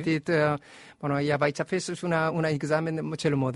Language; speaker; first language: Catalan; non-native, learner; Korean